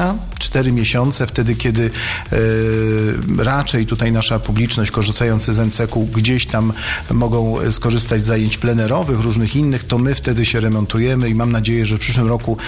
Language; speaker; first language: Polish; native; Polish